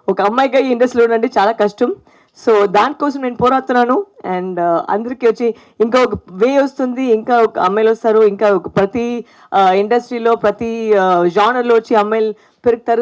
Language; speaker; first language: Telugu; non-native, local second language; Tamil